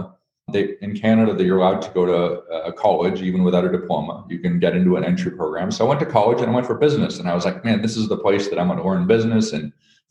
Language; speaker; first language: English; native; English